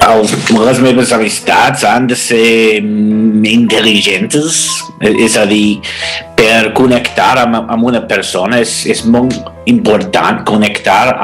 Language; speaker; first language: Catalan; non-native, fluent; English